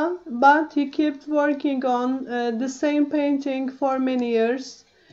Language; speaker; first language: English; non-native, learner; Turkish